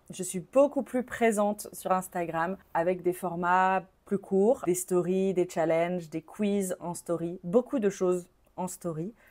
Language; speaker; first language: French; native; French